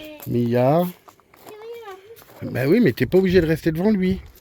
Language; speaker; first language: French; native; French